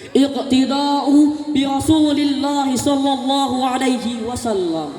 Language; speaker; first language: Arabic; non-native, learner; Indonesian